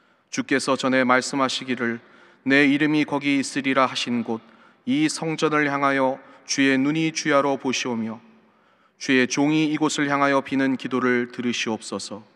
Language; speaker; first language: Korean; native; Korean